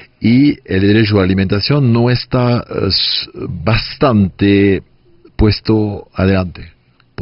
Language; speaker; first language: Spanish; non-native, fluent; French